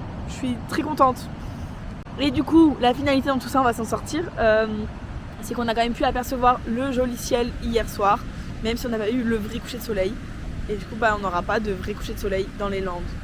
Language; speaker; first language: French; native; French